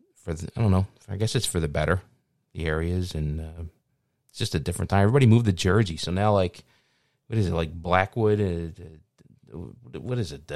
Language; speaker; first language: English; native; English